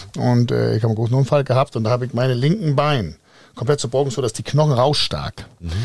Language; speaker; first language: German; non-native, fluent; Danish